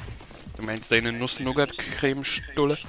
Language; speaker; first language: German; native; German